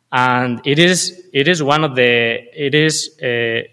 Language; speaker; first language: English; non-native, fluent; Spanish